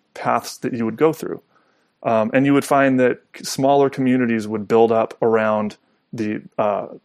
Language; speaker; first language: English; native; English